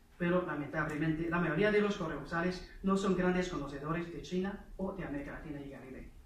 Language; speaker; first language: Spanish; non-native, fluent; Chinese